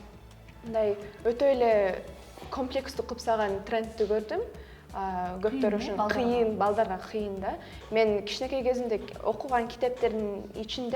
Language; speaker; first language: Kyrgyz; early bilingual, heritage; Kyrgyz